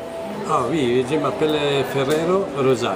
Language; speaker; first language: French; non-native, fluent; Italian